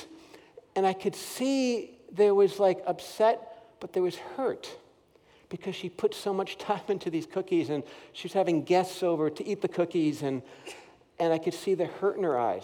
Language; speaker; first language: English; native; English